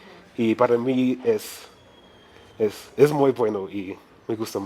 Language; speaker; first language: Spanish; non-native, learner; English